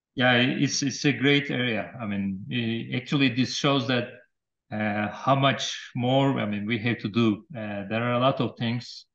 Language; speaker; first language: English; non-native, fluent; Turkish